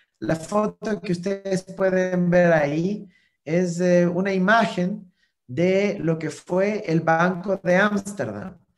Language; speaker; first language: Spanish; native; Spanish